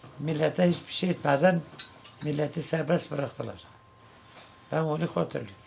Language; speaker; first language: Turkish; non-native, local second language; Zaza